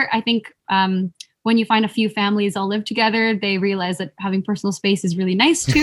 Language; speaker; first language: English; native; English